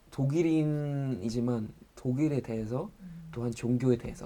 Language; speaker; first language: Korean; non-native, fluent; German